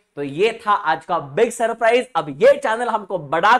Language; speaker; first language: Hindi; non-native, local second language; Marathi